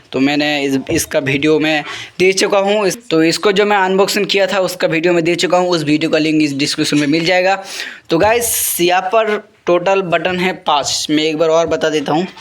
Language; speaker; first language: Hindi; non-native, local second language; Bangla